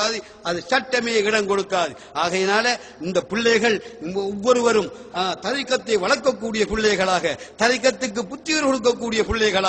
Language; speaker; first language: Tamil; native; Tamil